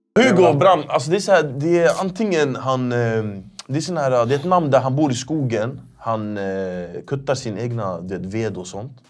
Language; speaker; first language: Swedish; early bilingual, other home language; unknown